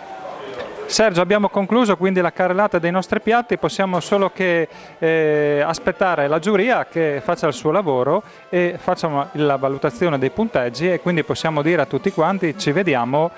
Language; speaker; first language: Italian; native; Italian